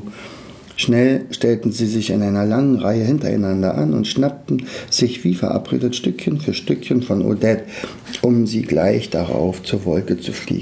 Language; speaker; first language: German; native; German